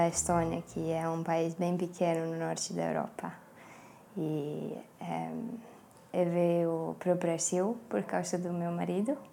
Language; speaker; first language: Portuguese; non-native, fluent; Estonian